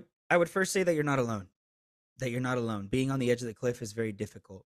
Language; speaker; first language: English; early bilingual, other home language; Spanish